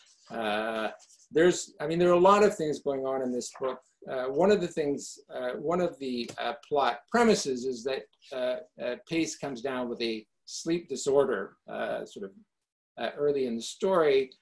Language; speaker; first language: English; early bilingual, other home language; Italian